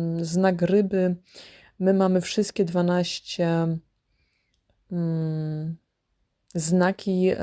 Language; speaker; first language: Polish; early bilingual, heritage; Polish